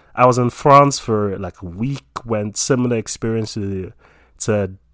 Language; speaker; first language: English; non-native, local second language; Yoruba